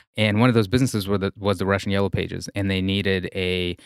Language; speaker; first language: English; non-native, fluent; Russian